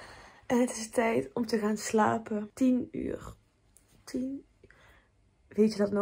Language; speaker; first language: Dutch; native; Dutch